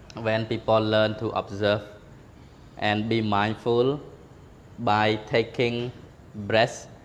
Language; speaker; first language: English; non-native, fluent; Khmer